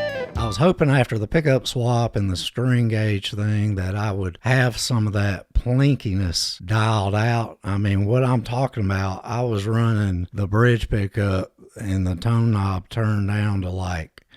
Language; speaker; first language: English; native; English